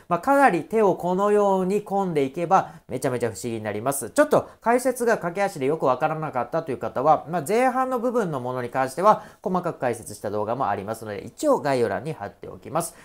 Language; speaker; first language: Japanese; native; Japanese